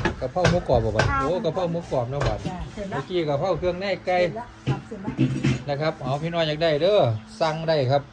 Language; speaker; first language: Thai; non-native, local second language; Northeastern Thai